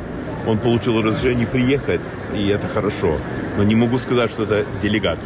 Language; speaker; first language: Russian; non-native, fluent; English